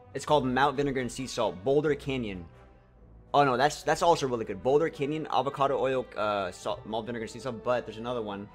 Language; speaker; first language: English; native; English